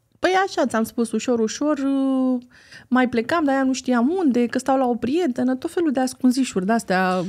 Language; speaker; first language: Romanian; native; Romanian